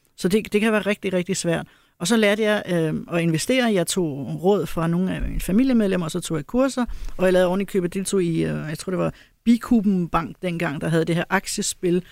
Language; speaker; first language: Danish; early bilingual, other home language; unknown